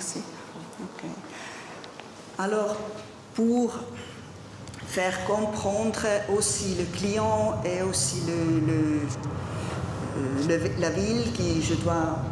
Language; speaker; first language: French; non-native, learner; German